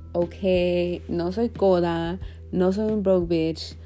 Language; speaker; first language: Spanish; early bilingual, other home language; English